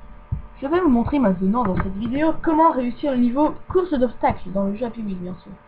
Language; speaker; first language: French; native; French